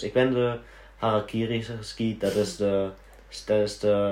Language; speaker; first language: Dutch; early bilingual, heritage; Dutch